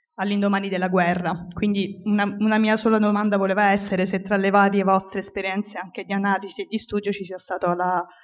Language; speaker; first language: Italian; native; Italian